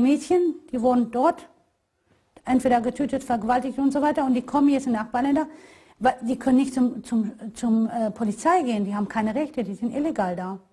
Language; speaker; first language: German; non-native, fluent; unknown